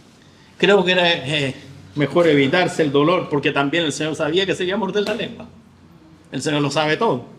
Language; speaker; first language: Spanish; native; Spanish